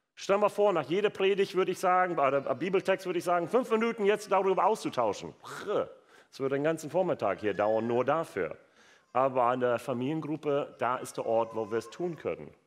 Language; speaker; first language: German; non-native, fluent; English